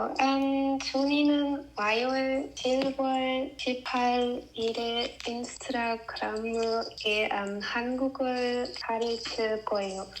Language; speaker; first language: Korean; non-native, learner; English